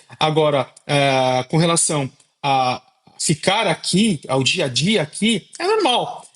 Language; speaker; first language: Portuguese; native; Portuguese